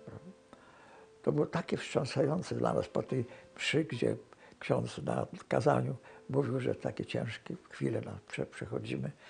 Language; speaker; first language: Polish; native; Polish